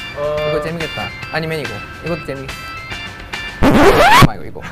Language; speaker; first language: Korean; non-native, fluent; Thai